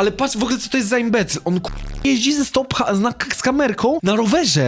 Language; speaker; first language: Polish; native; Polish